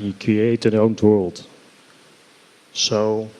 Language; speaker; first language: English; non-native, fluent; Dutch